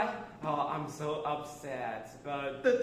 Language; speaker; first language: English; non-native, fluent; Chinese